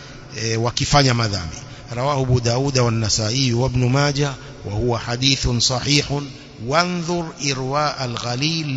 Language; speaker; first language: Arabic; non-native, fluent; Swahili